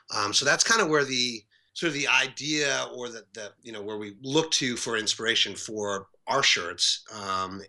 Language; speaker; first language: English; native; English